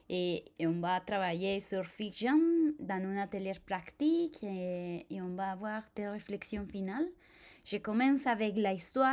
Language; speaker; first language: French; non-native, fluent; Spanish